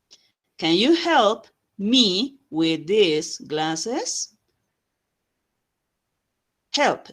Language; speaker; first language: English; non-native, fluent; Spanish